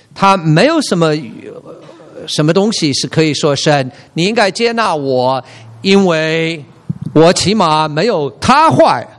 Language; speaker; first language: Chinese; non-native, fluent; English